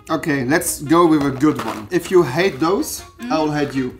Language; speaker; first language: English; non-native, fluent; German